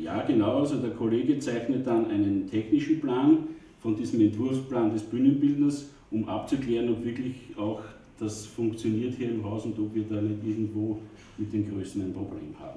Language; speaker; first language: German; native; German